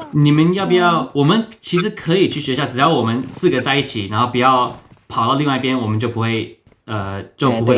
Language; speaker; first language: Chinese; early bilingual, heritage; Chinese